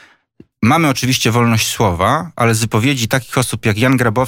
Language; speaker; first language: Polish; native; Polish